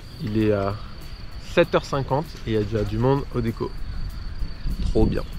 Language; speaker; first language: French; native; French